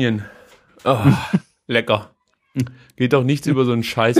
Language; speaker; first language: German; native; German